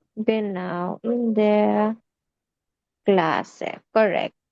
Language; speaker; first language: German; non-native, fluent; Filipino